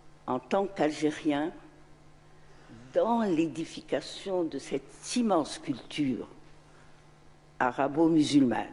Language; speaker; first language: French; non-native, local second language; Arabic